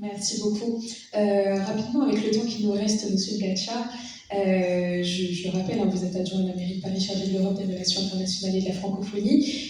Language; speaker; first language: French; native; French